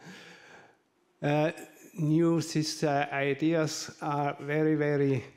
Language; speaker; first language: English; non-native, learner; German